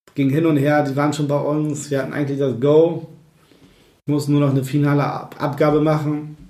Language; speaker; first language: German; native; German